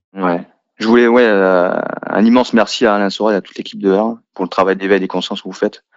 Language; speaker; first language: French; native; French